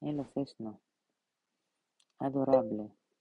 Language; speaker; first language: Spanish; non-native, learner; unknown